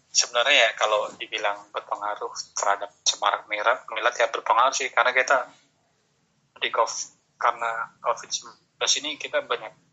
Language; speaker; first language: Indonesian; native; Indonesian